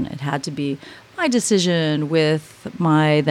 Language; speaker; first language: English; native; English